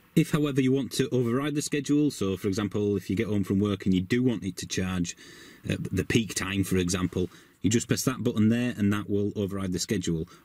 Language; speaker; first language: English; native; English